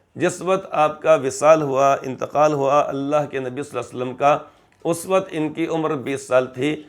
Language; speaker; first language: Urdu; native; Urdu